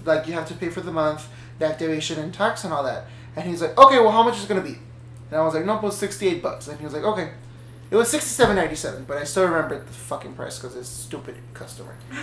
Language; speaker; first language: English; early bilingual, other home language; Spanish